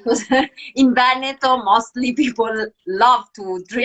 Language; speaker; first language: English; non-native, fluent; Italian